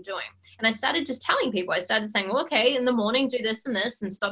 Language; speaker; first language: English; native; English